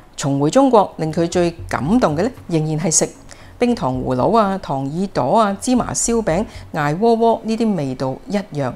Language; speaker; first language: Chinese; non-native, local second language; Cantonese